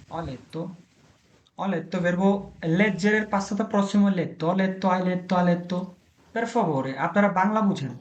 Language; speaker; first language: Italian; non-native, fluent; Bangla